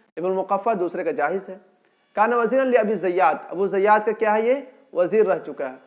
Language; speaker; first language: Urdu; native; Urdu